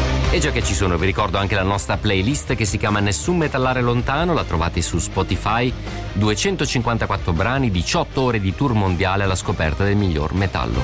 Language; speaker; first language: Italian; native; Italian